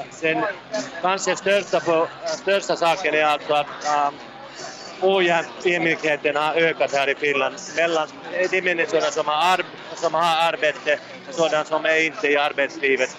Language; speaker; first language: Swedish; non-native, local second language; Finnish